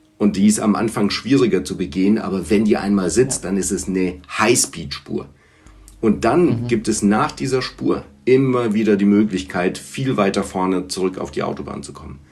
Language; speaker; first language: German; early bilingual, other home language; Bulgarian